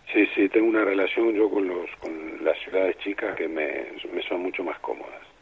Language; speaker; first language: Spanish; native; Spanish